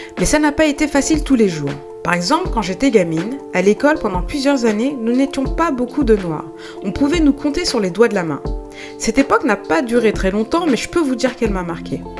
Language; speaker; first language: French; native; French